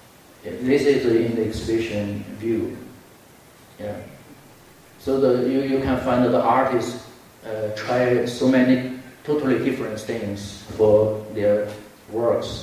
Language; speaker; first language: English; non-native, fluent; Chinese